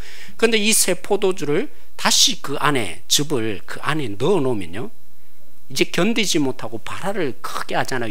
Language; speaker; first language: Korean; native; Korean